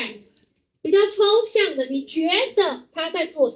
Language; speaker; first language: Chinese; native; Chinese